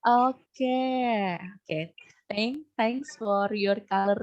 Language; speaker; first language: English; non-native, fluent; Indonesian